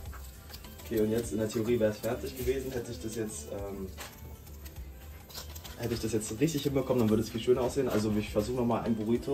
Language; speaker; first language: German; native; German